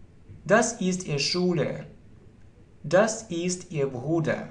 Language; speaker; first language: German; non-native, fluent; Russian